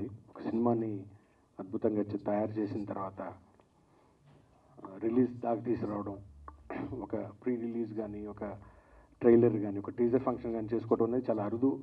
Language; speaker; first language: Telugu; native; Telugu